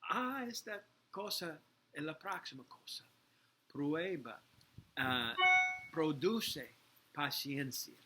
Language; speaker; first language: Spanish; non-native, learner; English